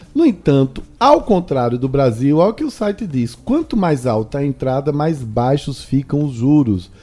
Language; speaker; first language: Portuguese; native; Portuguese